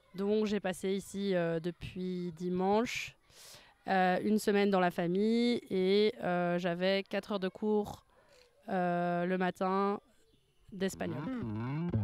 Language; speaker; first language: French; native; French